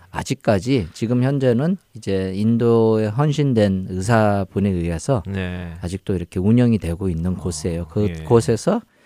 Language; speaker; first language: Korean; native; Korean